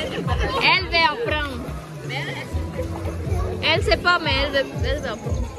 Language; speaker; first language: French; non-native, learner; Telugu